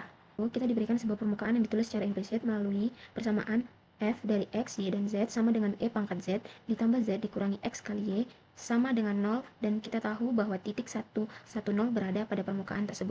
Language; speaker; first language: Indonesian; native; Indonesian